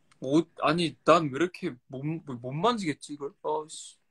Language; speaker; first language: Korean; early bilingual, heritage; Korean